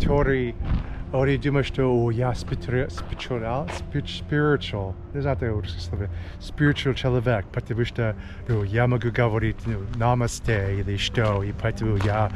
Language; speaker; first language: Russian; non-native, learner; English